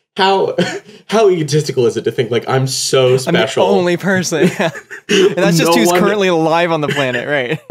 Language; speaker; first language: English; native; English